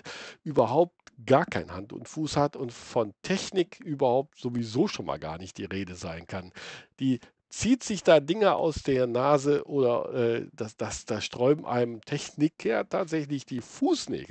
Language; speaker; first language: German; native; German